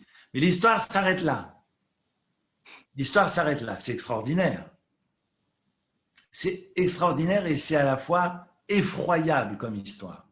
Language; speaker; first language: French; native; French